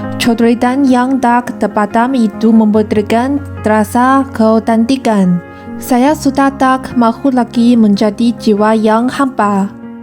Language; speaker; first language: Malay; non-native, learner; Chinese